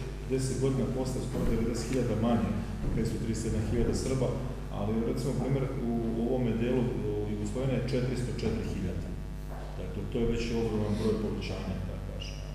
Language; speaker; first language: Serbian; native; Serbian